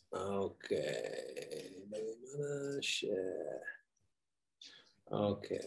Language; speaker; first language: Indonesian; non-native, learner; English